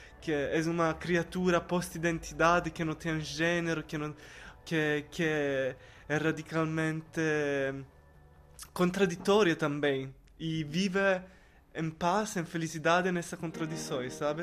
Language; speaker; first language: Portuguese; non-native, learner; Italian